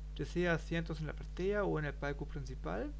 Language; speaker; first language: Spanish; non-native, learner; German